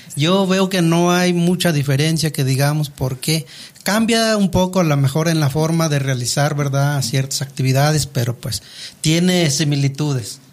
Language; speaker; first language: Spanish; non-native, local second language; Nahuatl languages